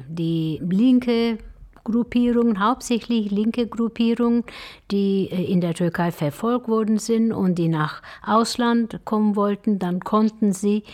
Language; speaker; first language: German; non-native, fluent; Turkish